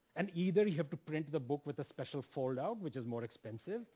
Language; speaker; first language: English; non-native, local second language; Hindi